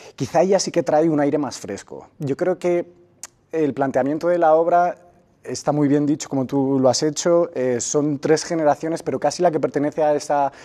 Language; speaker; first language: Spanish; native; Spanish